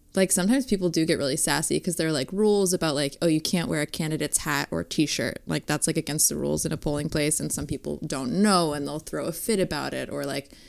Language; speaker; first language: English; native; English